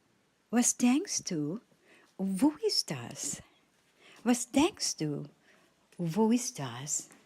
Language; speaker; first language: German; non-native, fluent; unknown